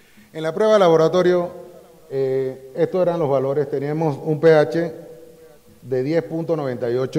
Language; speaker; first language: Spanish; native; Spanish